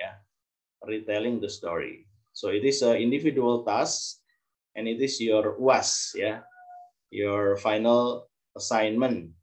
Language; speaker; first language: English; non-native, learner; Indonesian